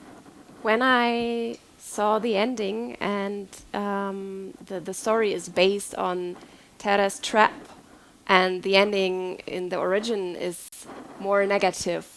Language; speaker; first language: English; non-native, fluent; German